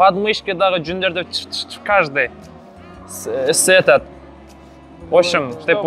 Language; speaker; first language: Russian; non-native, local second language; Kazakh